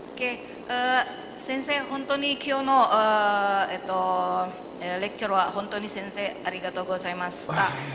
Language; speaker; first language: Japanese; non-native, learner; Indonesian